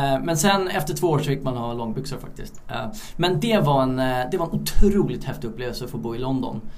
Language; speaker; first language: Swedish; early bilingual, other home language; Turkish